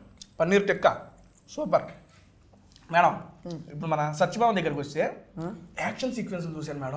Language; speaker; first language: Telugu; native; Telugu